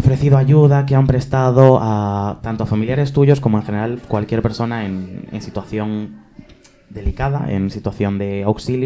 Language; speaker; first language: Spanish; native; Spanish